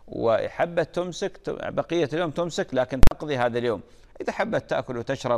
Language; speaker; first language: Arabic; native; Arabic